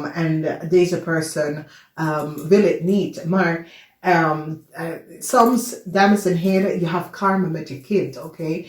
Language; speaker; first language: Dutch; non-native, fluent; English